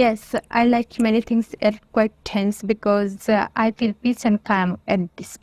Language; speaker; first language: English; non-native, learner; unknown